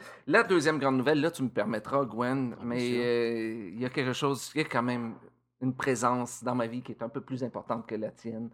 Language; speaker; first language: French; native; French